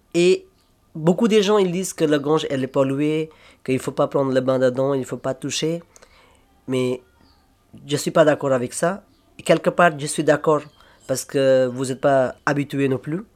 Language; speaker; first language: French; non-native, learner; Hindi